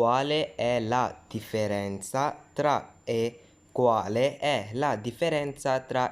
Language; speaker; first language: Italian; non-native, fluent; Hindi